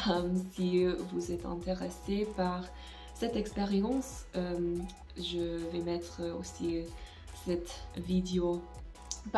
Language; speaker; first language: French; non-native, fluent; English